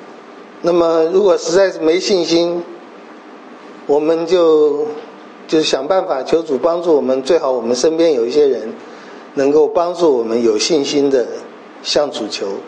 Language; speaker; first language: Chinese; native; Chinese